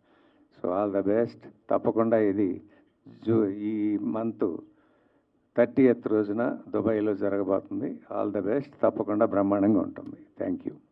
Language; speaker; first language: Telugu; native; Telugu